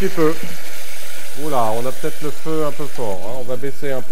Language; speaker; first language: French; native; French